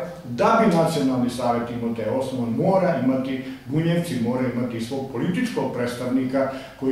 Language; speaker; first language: Serbian; native; Serbian